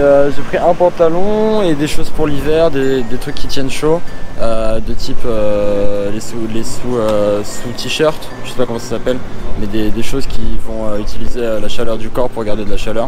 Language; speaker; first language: French; native; French